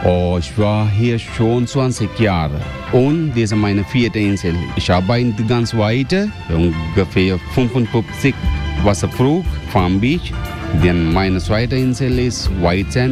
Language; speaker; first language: German; non-native, learner; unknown